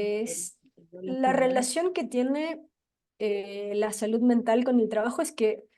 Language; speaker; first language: Spanish; native; Spanish